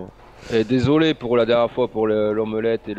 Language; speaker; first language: French; native; French